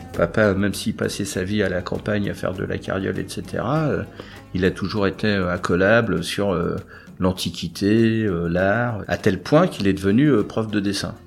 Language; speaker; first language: French; native; French